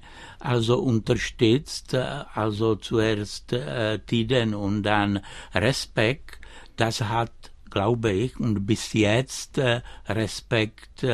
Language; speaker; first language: German; non-native, fluent; Czech